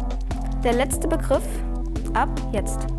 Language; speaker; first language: German; native; German